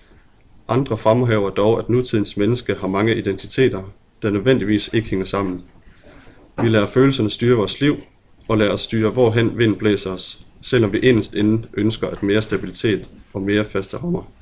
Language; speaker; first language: Danish; native; Danish